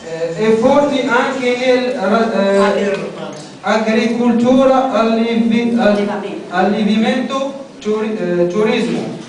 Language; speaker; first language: Italian; non-native, learner; Arabic